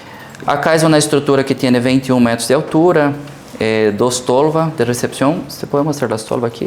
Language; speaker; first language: Portuguese; early bilingual, heritage; Portuguese